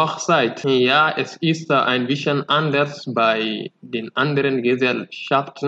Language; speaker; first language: German; non-native, fluent; Fula